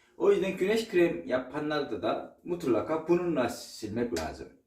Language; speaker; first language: Turkish; non-native, learner; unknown